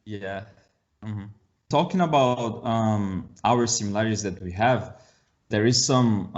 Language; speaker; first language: English; non-native, learner; Portuguese